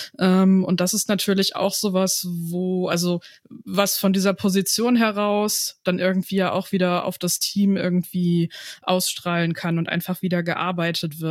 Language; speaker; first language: German; native; German